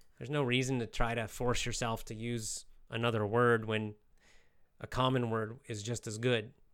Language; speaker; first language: English; native; English